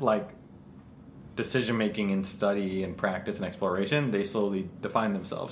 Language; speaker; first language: English; native; English